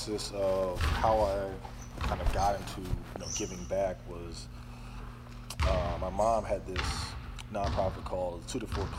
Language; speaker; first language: English; native; English